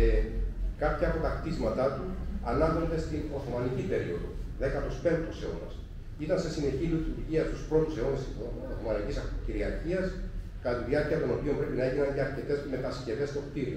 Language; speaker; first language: Greek; native; Greek